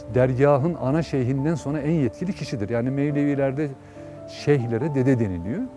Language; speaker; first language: Turkish; native; Turkish